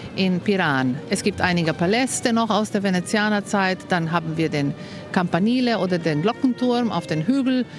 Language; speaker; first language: German; non-native, fluent; Slovenian